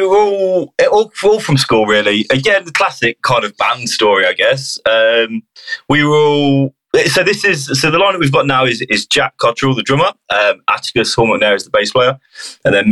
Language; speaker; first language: English; native; English